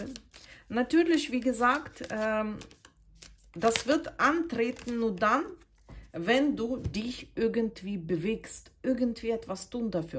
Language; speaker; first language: German; non-native, fluent; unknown